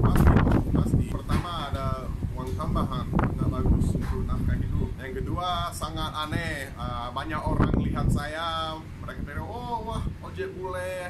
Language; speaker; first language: Indonesian; non-native, fluent; English